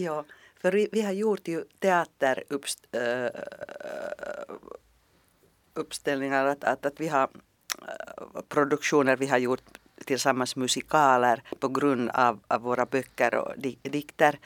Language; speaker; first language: Swedish; non-native, fluent; Finnish